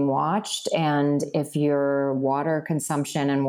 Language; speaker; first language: English; native; English